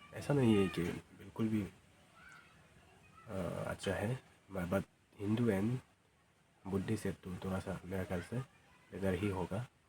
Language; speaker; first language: Hindi; non-native, local second language; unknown